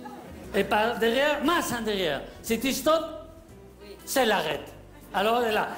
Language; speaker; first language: French; non-native, learner; Spanish